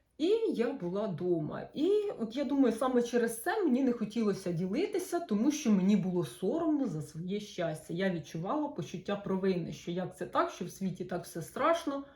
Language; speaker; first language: Ukrainian; non-native, local second language; Russian